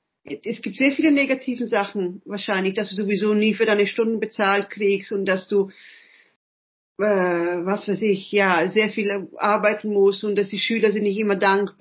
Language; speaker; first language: German; early bilingual, other home language; Italian